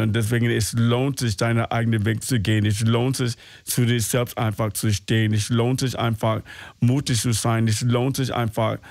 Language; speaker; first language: German; non-native, fluent; English